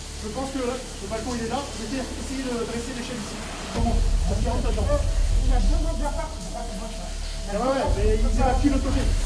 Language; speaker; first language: French; native; French